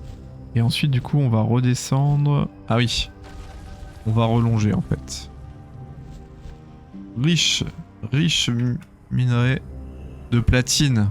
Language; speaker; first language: French; native; French